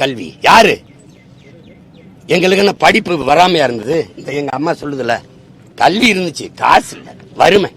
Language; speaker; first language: Tamil; native; Tamil